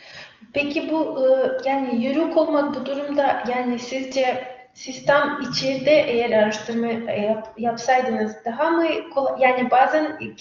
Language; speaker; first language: Turkish; non-native, fluent; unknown